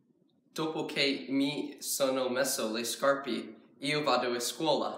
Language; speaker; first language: Italian; non-native, learner; English